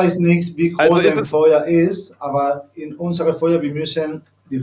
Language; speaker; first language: German; non-native, learner; Spanish